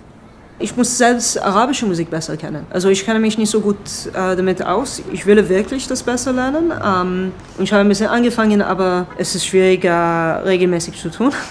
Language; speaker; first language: German; non-native, fluent; Hebrew